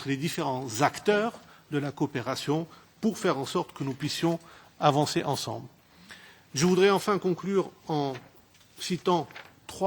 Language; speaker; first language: French; non-native, local second language; Arabic